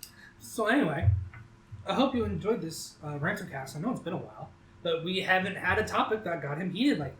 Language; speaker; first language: English; native; English